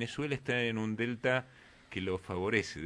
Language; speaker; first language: Spanish; native; Spanish